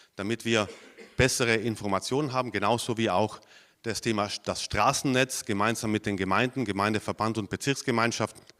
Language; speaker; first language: German; non-native, local second language; Ladin